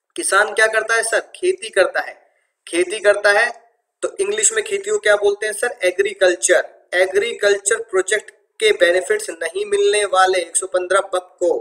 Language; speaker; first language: Hindi; native; Hindi